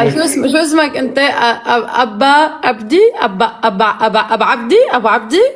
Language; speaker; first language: Arabic; native; Arabic